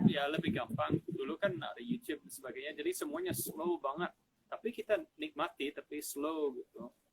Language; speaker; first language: Indonesian; non-native, fluent; English